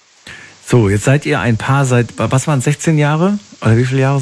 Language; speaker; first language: German; native; German